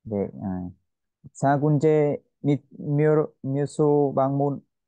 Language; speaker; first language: Korean; non-native, learner; Vietnamese